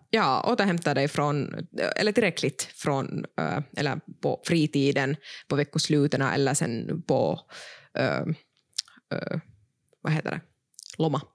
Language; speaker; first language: Swedish; non-native, local second language; Finnish